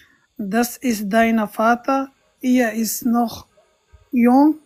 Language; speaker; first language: German; non-native, learner; Pashto